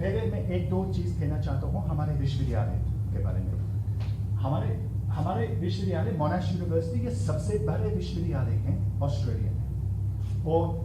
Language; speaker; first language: Hindi; non-native, fluent; English